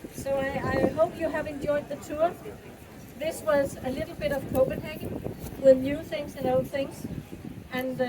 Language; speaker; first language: English; non-native, fluent; Danish